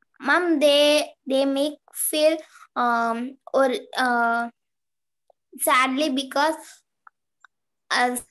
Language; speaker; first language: English; non-native, learner; Tamil